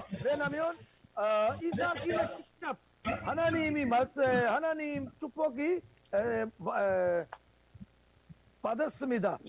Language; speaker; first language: Korean; non-native, learner; Urdu